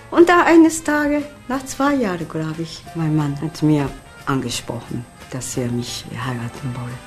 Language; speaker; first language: German; non-native, learner; Japanese